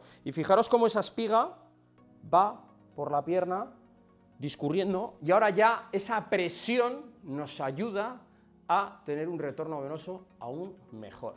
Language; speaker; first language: Spanish; native; Spanish